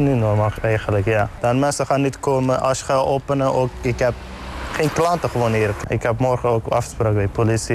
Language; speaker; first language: Dutch; non-native, learner; Arabic